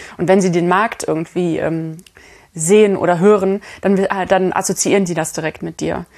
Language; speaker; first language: German; native; German